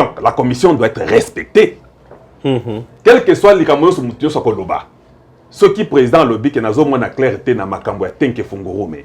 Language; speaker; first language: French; non-native, local second language; Lingala